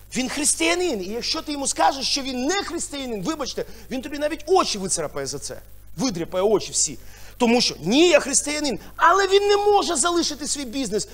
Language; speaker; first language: Ukrainian; non-native, local second language; Russian